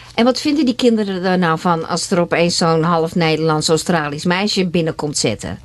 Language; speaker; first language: Dutch; native; Dutch